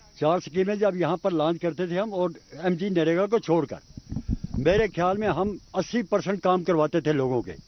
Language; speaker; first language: Urdu; non-native, local second language; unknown